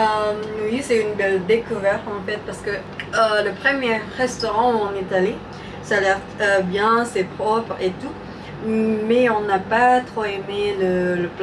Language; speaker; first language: French; non-native, fluent; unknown